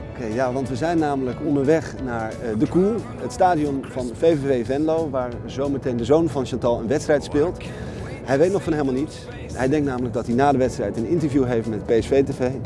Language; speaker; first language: Dutch; native; Dutch